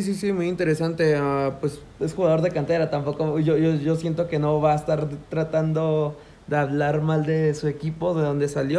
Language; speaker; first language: Spanish; native; Spanish